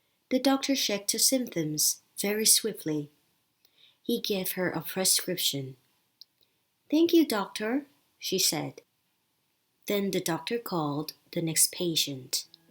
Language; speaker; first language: English; non-native, fluent; Thai